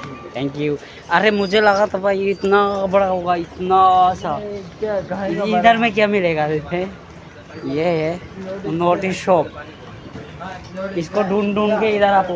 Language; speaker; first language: Hindi; non-native, local second language; Mizo